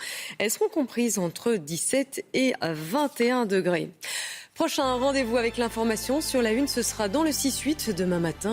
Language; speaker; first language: French; native; French